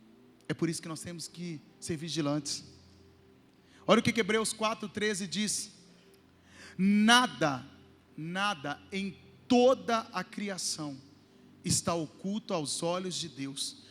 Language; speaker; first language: Portuguese; native; Portuguese